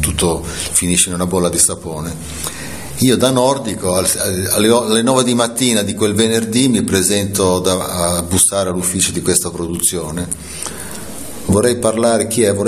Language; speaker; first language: Italian; native; Italian